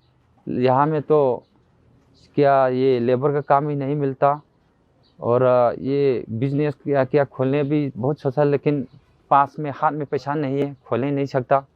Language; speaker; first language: Hindi; non-native, local second language; Manipuri